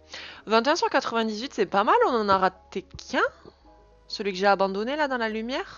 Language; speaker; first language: French; native; French